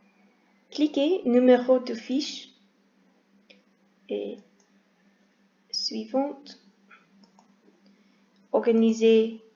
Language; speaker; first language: French; non-native, learner; English